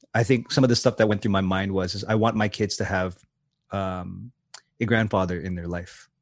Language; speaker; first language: English; native; English